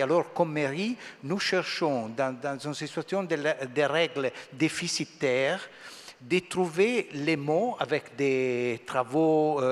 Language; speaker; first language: French; non-native, fluent; Italian